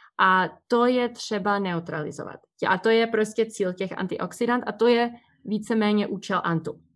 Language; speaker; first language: Czech; early bilingual, heritage; Czech